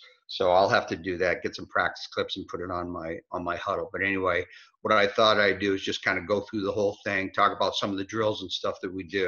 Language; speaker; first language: English; native; English